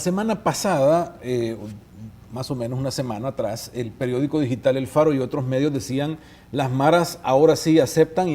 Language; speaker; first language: Spanish; native; Spanish